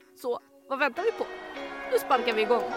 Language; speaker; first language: Swedish; native; Swedish